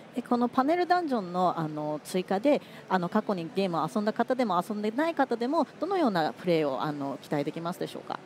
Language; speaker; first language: Japanese; non-native, fluent; English